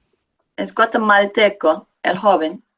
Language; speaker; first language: Spanish; non-native, fluent; English